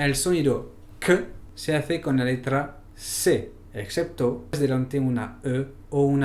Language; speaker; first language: Spanish; non-native, fluent; French